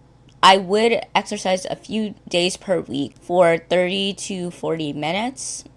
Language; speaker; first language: English; native; English